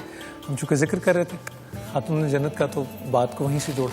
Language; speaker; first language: Urdu; native; Urdu